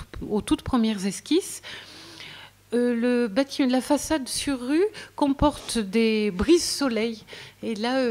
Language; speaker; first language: French; native; French